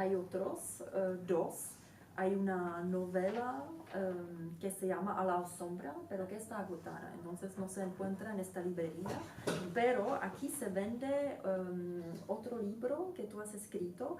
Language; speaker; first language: Spanish; non-native, fluent; Czech